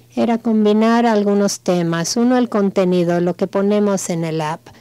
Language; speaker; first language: Spanish; non-native, fluent; English